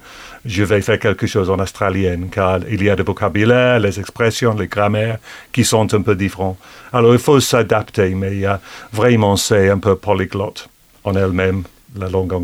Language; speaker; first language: French; non-native, fluent; English